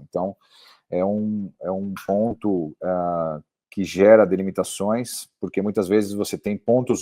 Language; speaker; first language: Portuguese; native; Portuguese